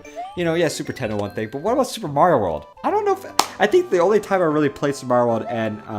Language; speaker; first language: English; native; English